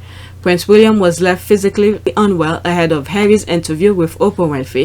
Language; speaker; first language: English; non-native, fluent; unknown